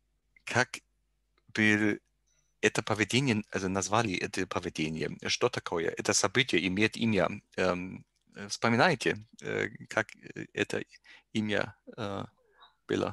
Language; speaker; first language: Russian; non-native, learner; German